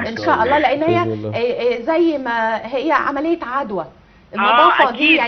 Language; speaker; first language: Arabic; native; Arabic